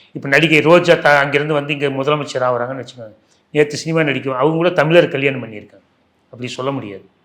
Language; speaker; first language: Tamil; non-native, local second language; Telugu